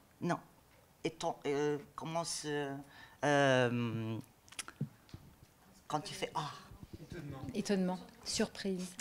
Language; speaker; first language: French; non-native, learner; Portuguese